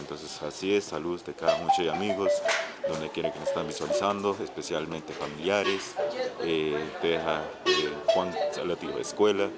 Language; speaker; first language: Spanish; non-native, local second language; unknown